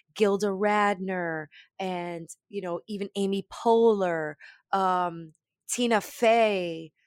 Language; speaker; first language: English; early bilingual, other home language; Spanish